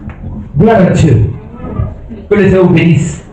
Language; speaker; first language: French; non-native, local second language; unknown